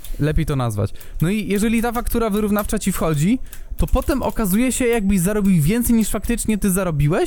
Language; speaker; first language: Polish; native; Polish